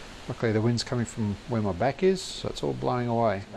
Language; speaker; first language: English; native; English